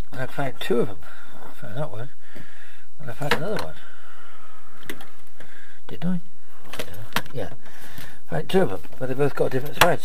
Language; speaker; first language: English; native; English